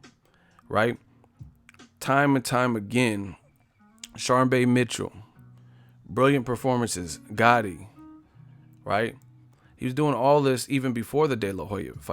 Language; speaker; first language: English; native; English